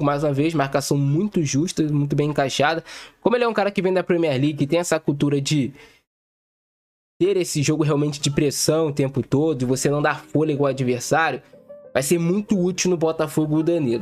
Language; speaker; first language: Portuguese; native; Portuguese